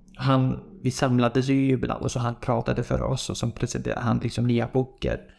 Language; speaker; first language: Swedish; non-native, fluent; Persian